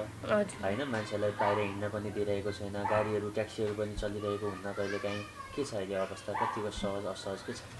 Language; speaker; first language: Nepali; native; Nepali